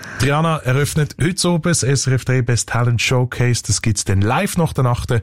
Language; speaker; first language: German; native; German